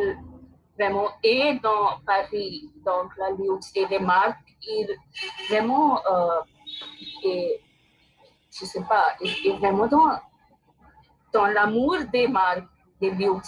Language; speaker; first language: French; non-native, learner; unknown